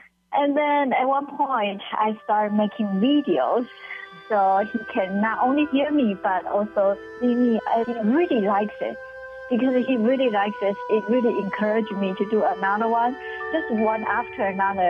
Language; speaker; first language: English; non-native, fluent; Chinese